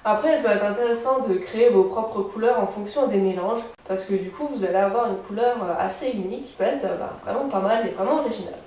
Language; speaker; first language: French; native; French